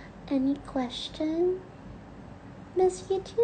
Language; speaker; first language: English; non-native, fluent; Thai